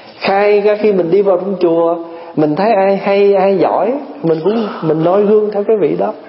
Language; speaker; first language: Vietnamese; early bilingual, other home language; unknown